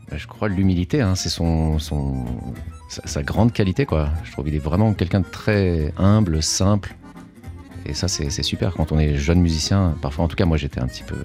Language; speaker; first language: French; native; French